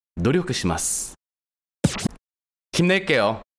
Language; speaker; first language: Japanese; non-native, fluent; Korean